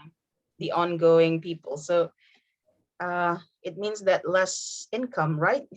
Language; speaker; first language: English; non-native, fluent; Indonesian